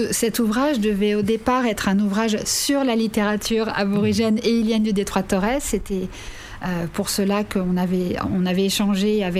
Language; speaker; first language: French; native; French